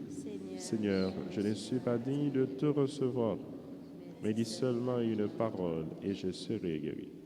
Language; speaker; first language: French; non-native, local second language; Haitian Creole